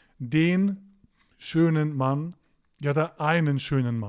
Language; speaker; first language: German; non-native, fluent; Turkish